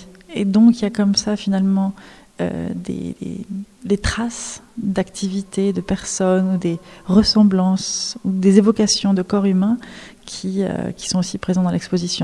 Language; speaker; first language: French; native; French